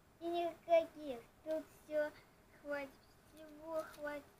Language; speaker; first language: Russian; non-native, local second language; Ukrainian